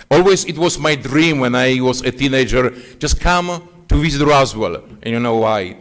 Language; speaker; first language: English; non-native, fluent; Polish